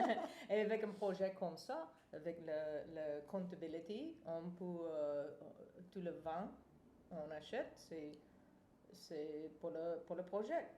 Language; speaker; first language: French; non-native, fluent; English